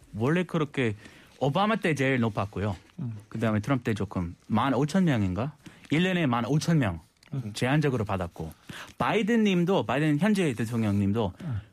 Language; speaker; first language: Korean; non-native, fluent; English